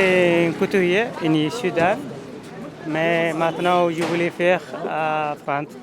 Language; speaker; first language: French; non-native, learner; Amharic